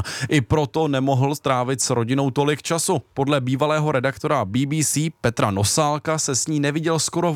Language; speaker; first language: Czech; native; Czech